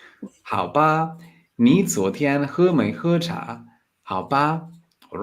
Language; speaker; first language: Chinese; non-native, learner; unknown